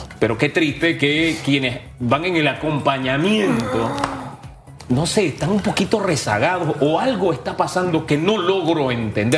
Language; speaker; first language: Spanish; native; Spanish